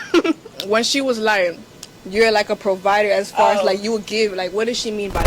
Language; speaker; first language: English; native; English